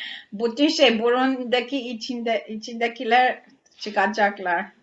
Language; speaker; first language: Turkish; non-native, fluent; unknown